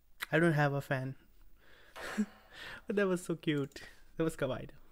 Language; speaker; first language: English; non-native, local second language; Hindi